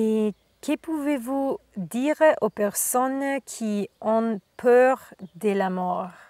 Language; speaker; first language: French; non-native, learner; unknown